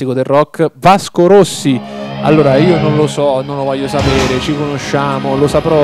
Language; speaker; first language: Italian; native; Italian